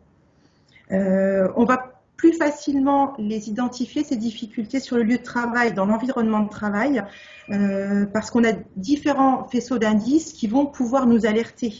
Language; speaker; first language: French; native; French